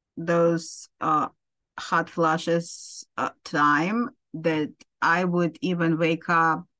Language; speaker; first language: English; non-native, fluent; Ukrainian